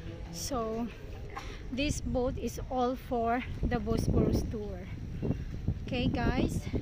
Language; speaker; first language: English; non-native, local second language; Filipino